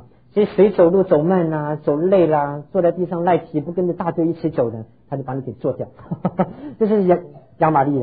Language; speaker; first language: Chinese; native; Chinese